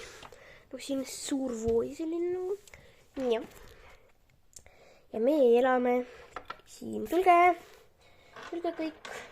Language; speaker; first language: Estonian; non-native, local second language; Russian